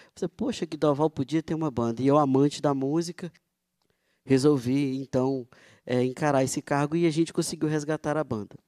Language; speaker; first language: Portuguese; native; Portuguese